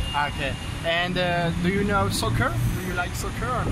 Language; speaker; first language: English; non-native, learner; French